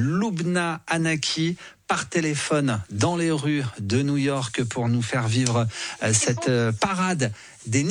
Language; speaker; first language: French; native; French